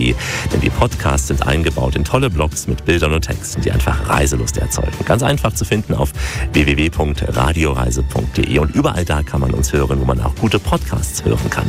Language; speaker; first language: German; native; German